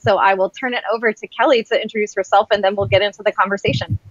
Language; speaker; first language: English; native; English